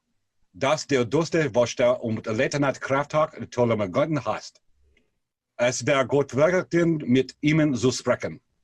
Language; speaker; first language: German; non-native, learner; English